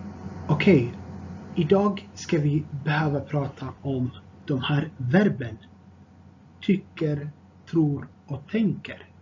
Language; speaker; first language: Swedish; non-native, fluent; Tigrinya